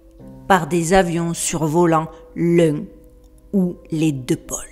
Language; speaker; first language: French; native; French